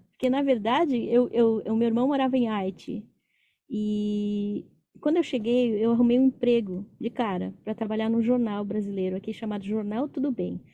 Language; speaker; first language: Portuguese; native; Portuguese